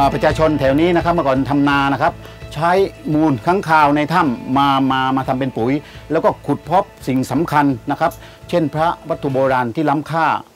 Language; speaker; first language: Thai; native; Thai